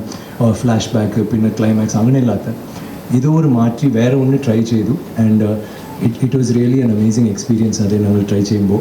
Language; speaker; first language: Malayalam; non-native, local second language; Tamil